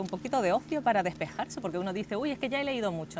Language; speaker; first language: Spanish; native; Spanish